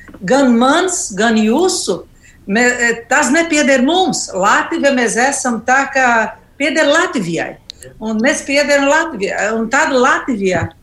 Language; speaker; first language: Latvian; non-native, learner; Portuguese